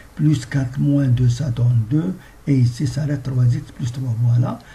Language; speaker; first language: French; non-native, local second language; Arabic